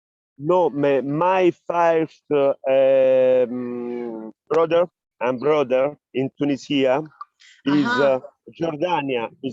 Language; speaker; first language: English; non-native, learner; Italian